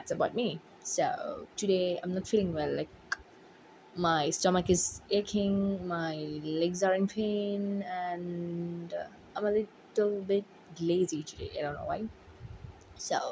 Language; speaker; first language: English; non-native, local second language; Malayalam